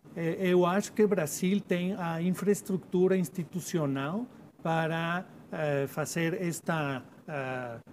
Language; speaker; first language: Portuguese; non-native, learner; Spanish